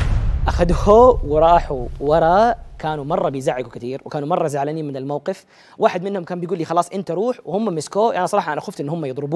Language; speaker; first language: Arabic; native; Arabic